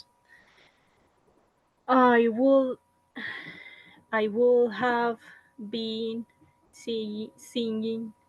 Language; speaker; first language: English; non-native, learner; Spanish